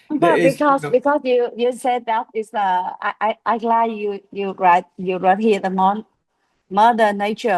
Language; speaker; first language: English; non-native, learner; Vietnamese